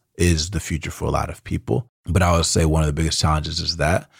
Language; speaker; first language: English; early bilingual, other home language; Spanish